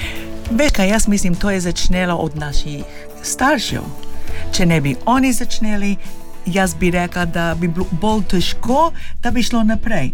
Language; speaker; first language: Slovenian; early bilingual, heritage; Slovenian